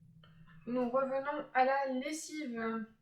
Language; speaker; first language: French; native; French